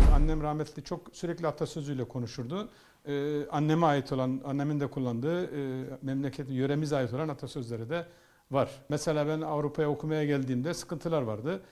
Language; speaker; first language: Turkish; native; Turkish